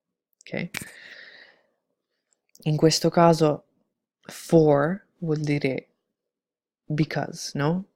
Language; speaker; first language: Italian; non-native, fluent; English